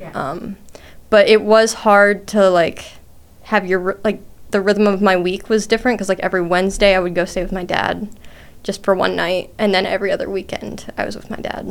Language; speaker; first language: English; native; English